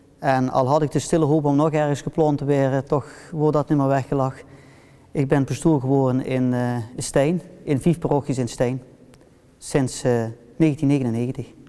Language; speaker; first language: Dutch; early bilingual, heritage; Dutch